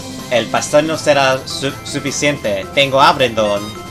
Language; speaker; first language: Spanish; non-native, learner; English